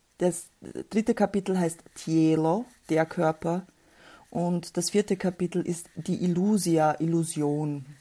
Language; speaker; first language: German; early bilingual, other home language; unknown